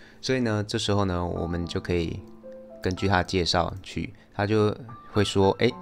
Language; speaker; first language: Chinese; native; Chinese